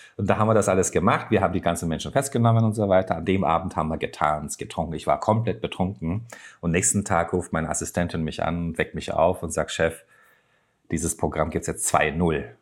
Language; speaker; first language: German; non-native, fluent; Turkish